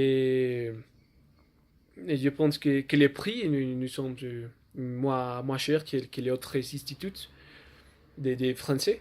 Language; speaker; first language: French; non-native, learner; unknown